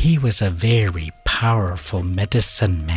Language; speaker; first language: English; native; English